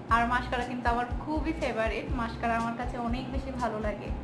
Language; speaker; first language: Bangla; non-native, local second language; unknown